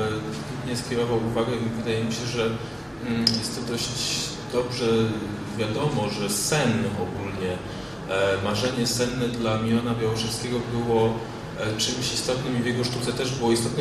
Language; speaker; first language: Polish; native; Polish